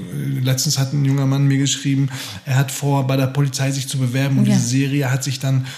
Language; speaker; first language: German; native; German